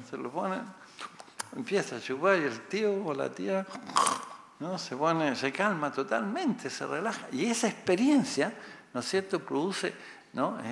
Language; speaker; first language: Spanish; native; Spanish